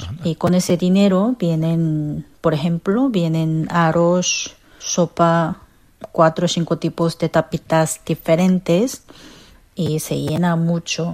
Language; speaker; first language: Spanish; non-native, fluent; Korean